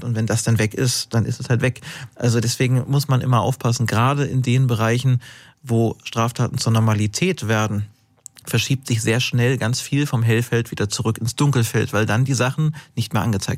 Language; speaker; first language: German; native; German